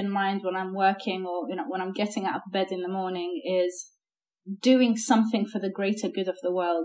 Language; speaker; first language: English; native; English